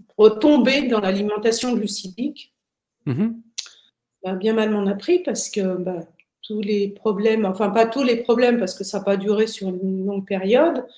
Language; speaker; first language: French; native; French